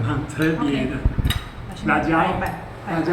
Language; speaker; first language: Chinese; non-native, fluent; Italian